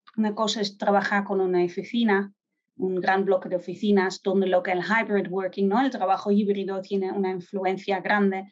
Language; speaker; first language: Spanish; non-native, fluent; Dutch